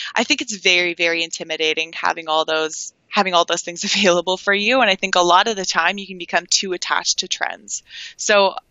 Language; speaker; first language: English; native; English